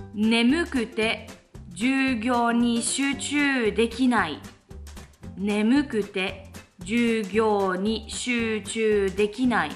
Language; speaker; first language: Japanese; non-native, fluent; French